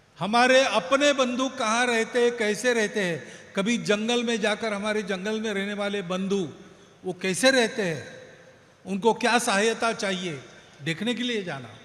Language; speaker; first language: Hindi; non-native, local second language; Marathi